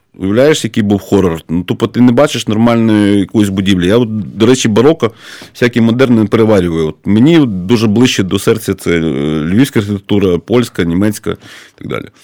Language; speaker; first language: Ukrainian; native; Ukrainian